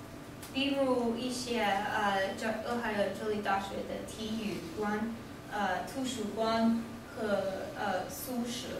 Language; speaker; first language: Chinese; non-native, learner; English